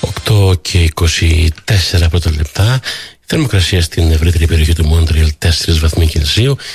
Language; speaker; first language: Greek; native; Greek